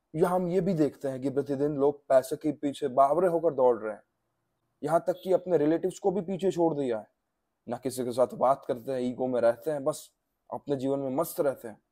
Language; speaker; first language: Hindi; non-native, local second language; Gujarati